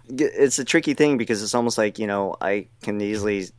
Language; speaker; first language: English; native; English